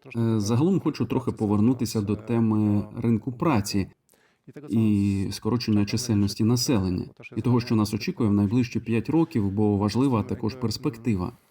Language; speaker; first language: Ukrainian; non-native, fluent; Polish